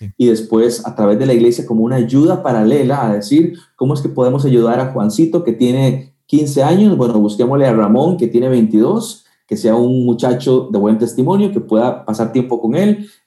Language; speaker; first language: Spanish; native; Spanish